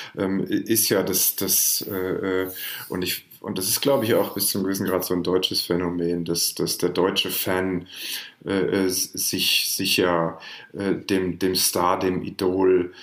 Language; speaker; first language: German; native; German